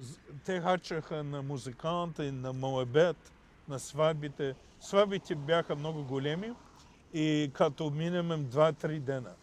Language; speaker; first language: Bulgarian; non-native, fluent; English